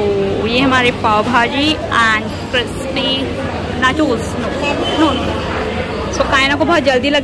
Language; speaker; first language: Hindi; native; Hindi